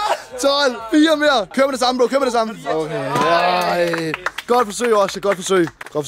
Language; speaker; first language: Danish; native; Danish